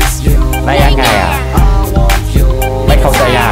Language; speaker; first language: Thai; non-native, learner; Korean